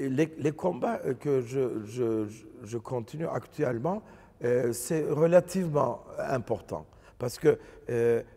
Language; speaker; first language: English; non-native, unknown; Turkish